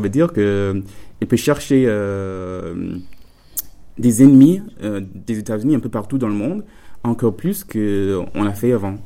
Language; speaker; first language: French; non-native, fluent; English